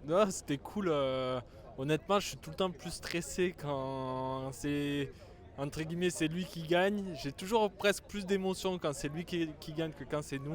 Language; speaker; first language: French; native; French